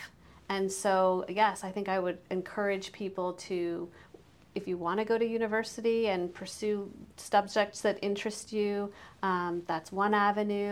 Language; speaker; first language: English; native; English